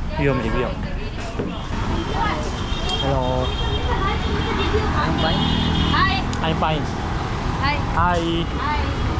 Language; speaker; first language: English; non-native, learner; Korean